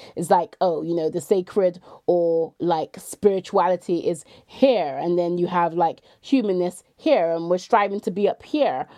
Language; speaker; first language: English; native; English